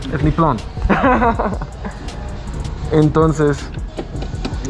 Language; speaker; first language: Spanish; non-native, learner; English